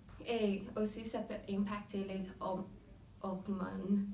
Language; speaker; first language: French; non-native, fluent; English